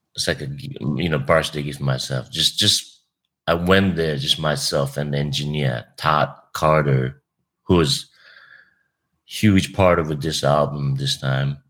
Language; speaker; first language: English; non-native, fluent; Japanese